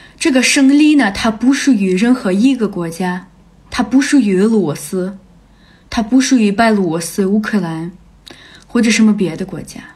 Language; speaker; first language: Chinese; non-native, fluent; Ukrainian